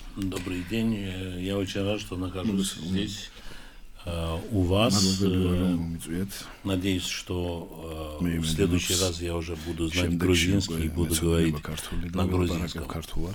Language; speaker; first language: Russian; non-native, fluent; Romanian